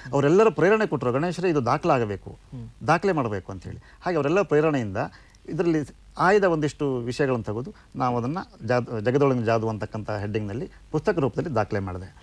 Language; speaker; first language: Kannada; native; Kannada